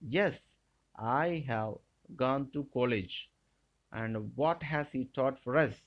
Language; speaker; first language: English; non-native, local second language; Telugu